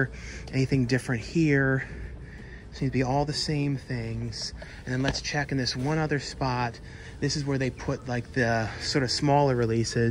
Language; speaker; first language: English; native; English